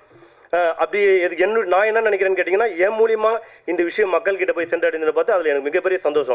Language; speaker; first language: Tamil; native; Tamil